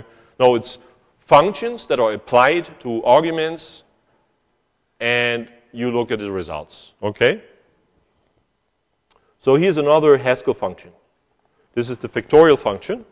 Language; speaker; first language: English; non-native, fluent; German